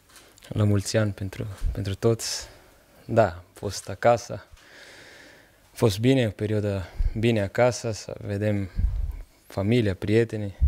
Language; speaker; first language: Romanian; non-native, fluent; Portuguese